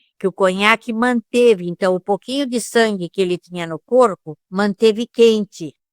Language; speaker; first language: Portuguese; early bilingual, other home language; Italian